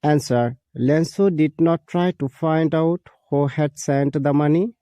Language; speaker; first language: English; non-native, local second language; Assamese